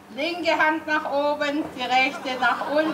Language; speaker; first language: German; native; German